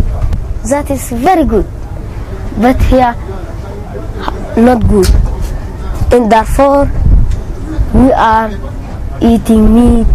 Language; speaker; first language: English; non-native, learner; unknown